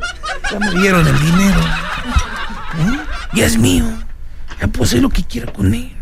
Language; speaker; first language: Spanish; native; Spanish